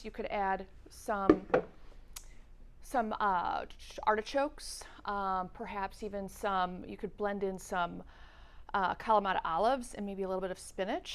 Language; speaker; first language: English; native; English